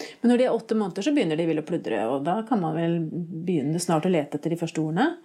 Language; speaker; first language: Norwegian; native; Norwegian